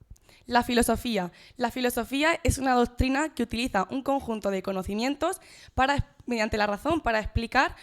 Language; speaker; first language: Spanish; native; Spanish